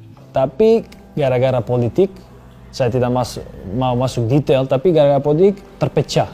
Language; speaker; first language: Indonesian; non-native, fluent; Serbian